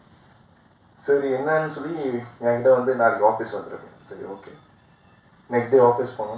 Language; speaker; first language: Tamil; non-native, fluent; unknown